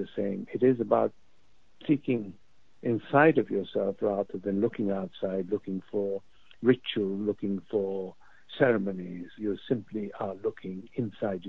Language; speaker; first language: English; non-native, local second language; Urdu